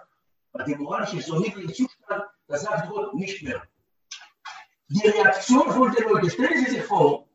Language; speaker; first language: German; non-native, learner; Hebrew